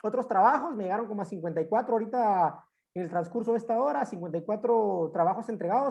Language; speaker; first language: Spanish; native; Spanish